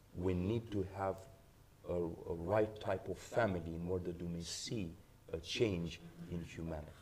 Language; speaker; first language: English; non-native, fluent; Romanian